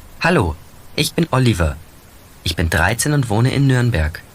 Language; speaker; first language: German; non-native, fluent; Ukrainian